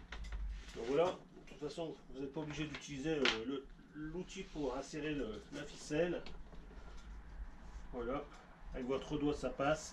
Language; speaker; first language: French; native; French